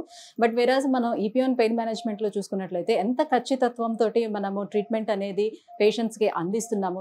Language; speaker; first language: Telugu; native; Telugu